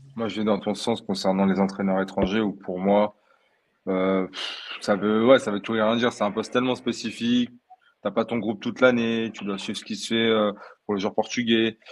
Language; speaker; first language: French; early bilingual, other home language; Portuguese